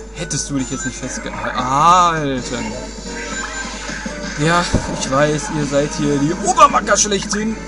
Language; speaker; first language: German; native; German